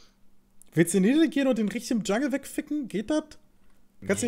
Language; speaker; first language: German; native; German